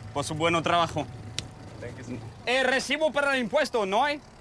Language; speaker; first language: Spanish; non-native, learner; French